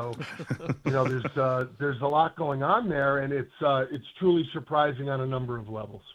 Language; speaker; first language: English; native; English